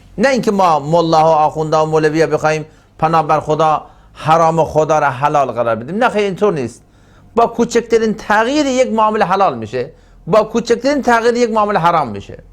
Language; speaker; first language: Persian; non-native, local second language; Turkmen